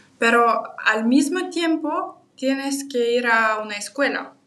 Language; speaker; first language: Spanish; non-native, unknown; Russian